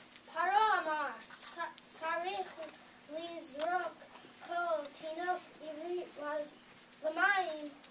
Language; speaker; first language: Hebrew; non-native, learner; English